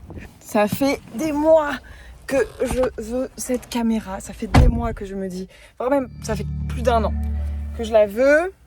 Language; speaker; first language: French; native; French